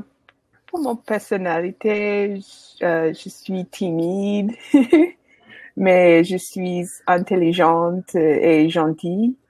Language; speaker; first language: French; non-native, learner; English